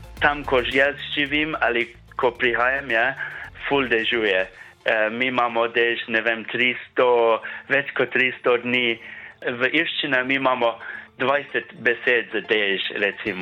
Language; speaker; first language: Slovenian; non-native, learner; English